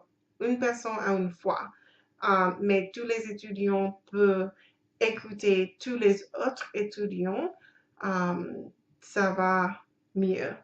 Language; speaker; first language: French; non-native, learner; English